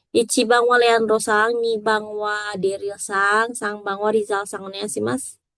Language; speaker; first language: Japanese; non-native, fluent; Indonesian